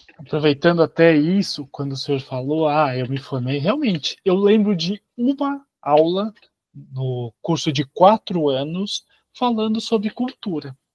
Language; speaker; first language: Portuguese; native; Portuguese